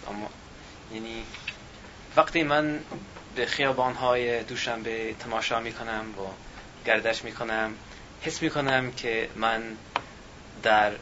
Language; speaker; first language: Persian; non-native, learner; English